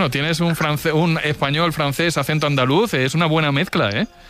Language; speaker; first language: Spanish; native; Spanish